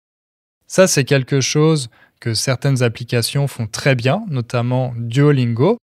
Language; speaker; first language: French; native; French